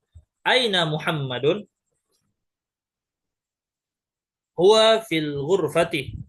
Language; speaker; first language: Arabic; non-native, fluent; Indonesian